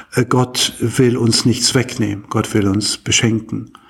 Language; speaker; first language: German; native; German